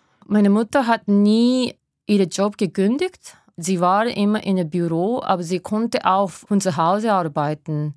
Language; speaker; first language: German; non-native, learner; Japanese